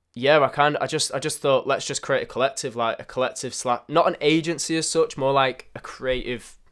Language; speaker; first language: English; native; English